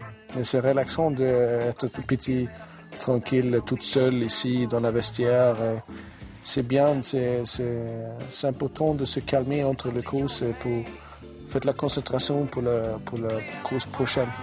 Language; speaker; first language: French; non-native, learner; Swedish